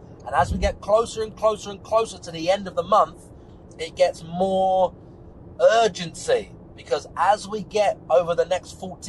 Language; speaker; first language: English; native; English